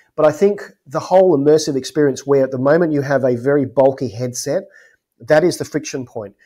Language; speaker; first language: English; native; English